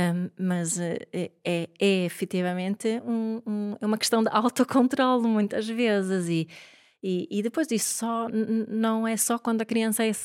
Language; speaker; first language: Portuguese; non-native, fluent; Swedish